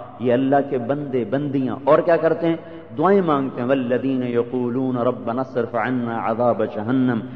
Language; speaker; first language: Urdu; non-native, local second language; Punjabi